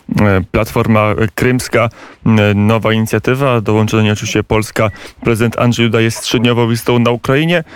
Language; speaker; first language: Polish; native; Polish